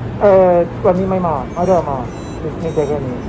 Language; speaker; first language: Thai; non-native, learner; Japanese